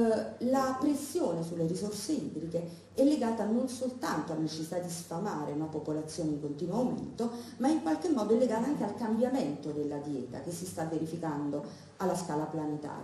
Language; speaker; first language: Italian; native; Italian